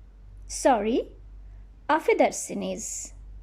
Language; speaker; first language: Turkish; non-native, learner; Bangla